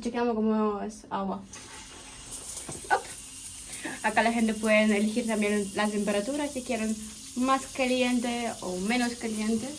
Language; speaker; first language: Spanish; non-native, learner; Ukrainian